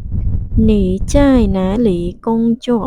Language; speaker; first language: Chinese; non-native, fluent; Khmer